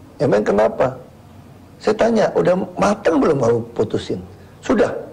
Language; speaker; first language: Indonesian; native; Indonesian